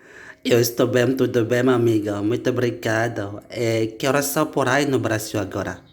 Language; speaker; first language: Portuguese; non-native, learner; Indonesian